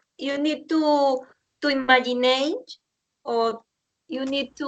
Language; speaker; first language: English; non-native, learner; Spanish